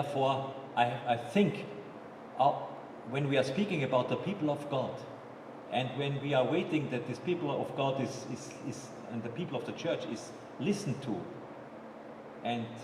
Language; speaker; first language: English; non-native, fluent; German